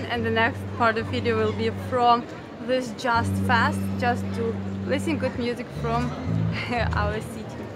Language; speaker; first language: English; non-native, fluent; Ukrainian